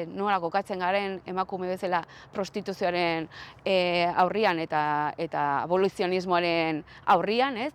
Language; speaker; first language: Basque; non-native, local second language; Spanish